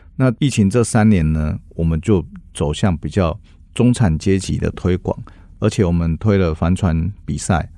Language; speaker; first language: Chinese; native; Chinese